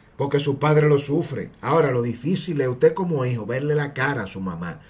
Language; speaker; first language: Spanish; native; Spanish